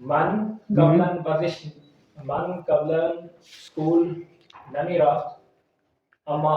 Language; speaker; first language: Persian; non-native, learner; Urdu